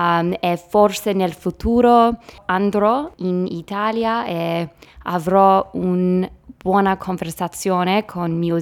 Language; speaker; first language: Italian; non-native, learner; English